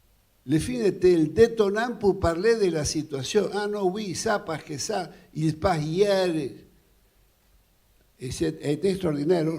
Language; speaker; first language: French; non-native, fluent; Spanish